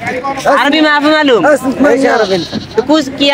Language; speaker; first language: Hindi; non-native, learner; Bangla